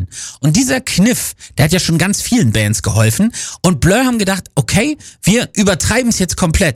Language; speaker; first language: German; native; German